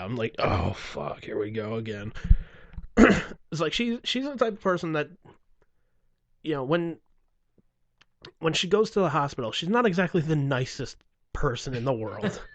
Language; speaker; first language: English; native; English